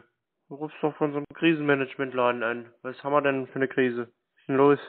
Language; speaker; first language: German; native; German